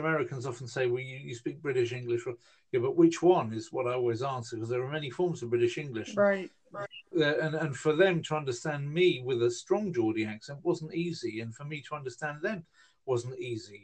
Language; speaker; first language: English; native; English